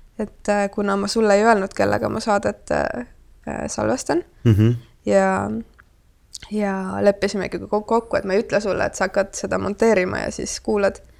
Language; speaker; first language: Estonian; native; Estonian